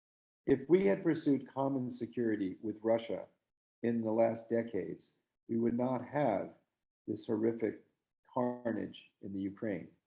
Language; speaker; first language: English; native; English